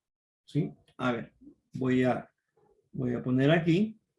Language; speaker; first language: Spanish; native; Spanish